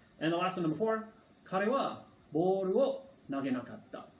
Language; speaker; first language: Japanese; non-native, fluent; English